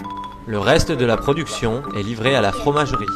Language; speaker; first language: French; native; French